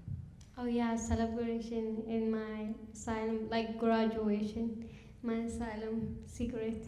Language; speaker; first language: English; non-native, learner; Kurdish